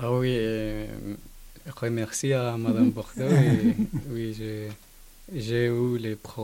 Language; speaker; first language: French; non-native, learner; Spanish